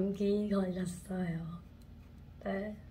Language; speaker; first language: Korean; non-native, fluent; Khmer